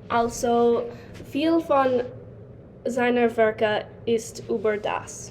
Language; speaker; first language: German; non-native, learner; English